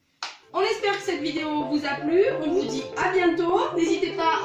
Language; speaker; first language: French; native; French